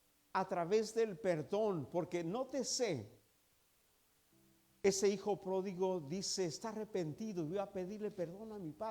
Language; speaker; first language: Spanish; native; Spanish